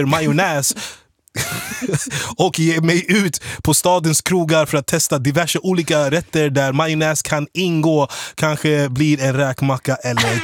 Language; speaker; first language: Swedish; native; Swedish